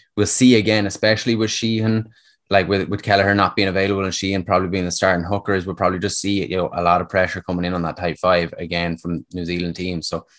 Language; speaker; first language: English; native; English